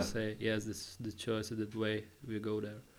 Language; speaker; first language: English; non-native, learner; Czech